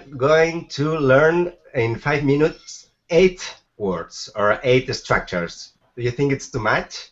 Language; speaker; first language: English; non-native, fluent; Spanish